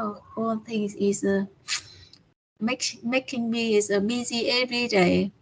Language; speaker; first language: English; non-native, learner; Vietnamese